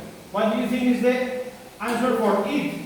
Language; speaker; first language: English; non-native, learner; Spanish